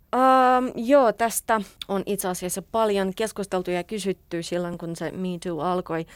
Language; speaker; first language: Finnish; non-native, fluent; Russian